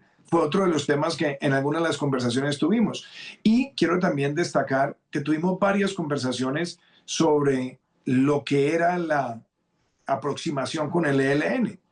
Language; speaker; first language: Spanish; native; Spanish